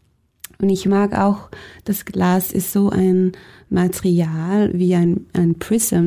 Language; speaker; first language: German; non-native, fluent; Danish